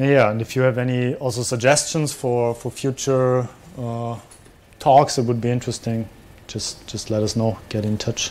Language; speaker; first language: English; non-native, fluent; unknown